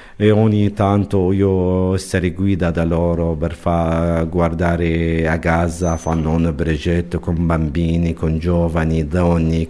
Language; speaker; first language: Italian; non-native, learner; Arabic